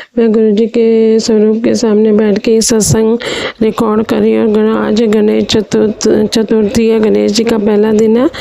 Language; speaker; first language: Hindi; native; Hindi